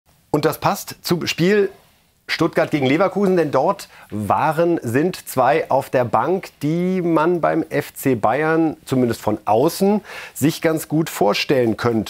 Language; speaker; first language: German; native; German